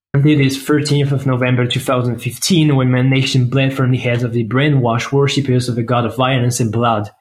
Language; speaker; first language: English; non-native, fluent; French